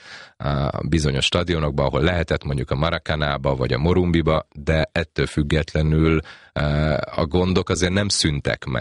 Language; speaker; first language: Hungarian; native; Hungarian